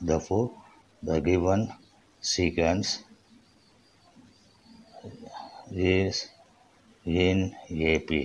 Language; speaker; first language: English; non-native, local second language; Tamil